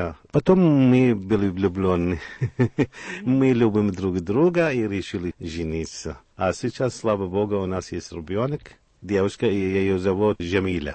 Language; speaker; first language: Russian; non-native, learner; Arabic